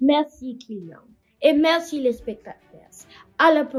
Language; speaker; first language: French; non-native, learner; English